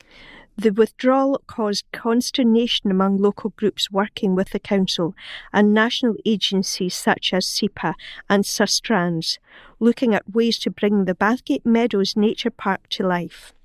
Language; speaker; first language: English; native; English